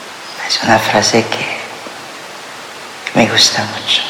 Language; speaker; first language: Spanish; non-native, fluent; French